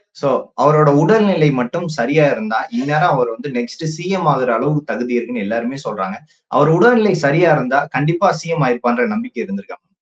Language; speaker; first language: Tamil; native; Tamil